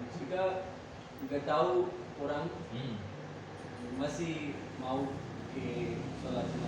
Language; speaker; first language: Indonesian; non-native, learner; Urdu